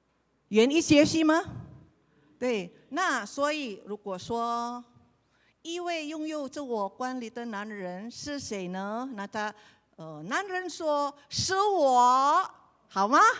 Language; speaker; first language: Chinese; non-native, learner; Indonesian